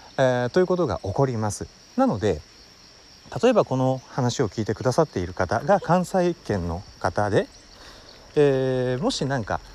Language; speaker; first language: Japanese; native; Japanese